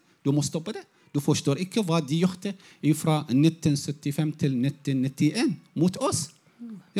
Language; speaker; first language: Norwegian; non-native, fluent; Arabic